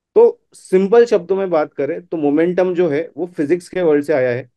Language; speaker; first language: Hindi; non-native, local second language; Gujarati